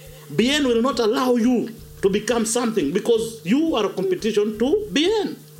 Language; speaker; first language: English; non-native, local second language; Luo (Kenya and Tanzania)